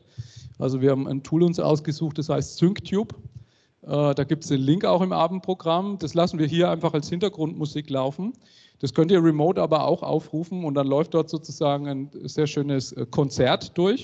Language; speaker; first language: German; native; German